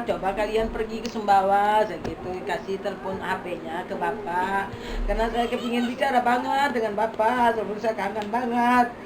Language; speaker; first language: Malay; non-native, local second language; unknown